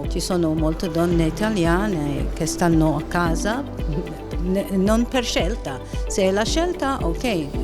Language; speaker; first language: Italian; non-native, fluent; Maltese